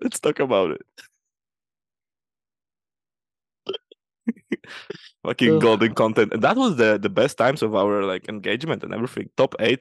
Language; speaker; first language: English; non-native, fluent; Polish